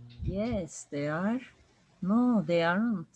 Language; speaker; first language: English; non-native, learner; Turkish